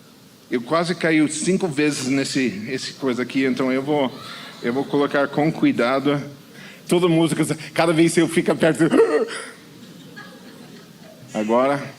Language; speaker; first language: Portuguese; non-native, fluent; English